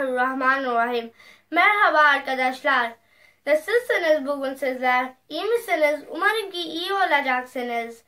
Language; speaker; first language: Turkish; non-native, fluent; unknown